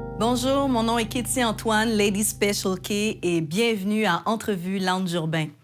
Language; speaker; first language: French; native; French